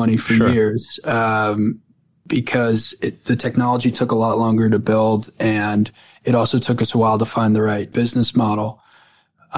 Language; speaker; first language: English; native; English